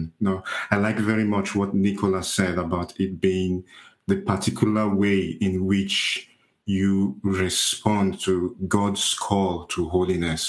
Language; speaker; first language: English; non-native, local second language; Igbo